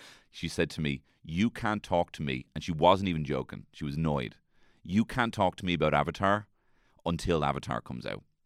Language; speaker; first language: English; native; English